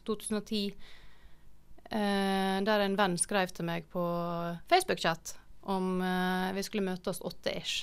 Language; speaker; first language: Norwegian; native; Norwegian